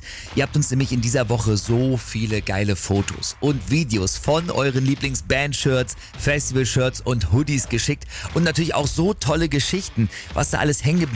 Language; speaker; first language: German; native; German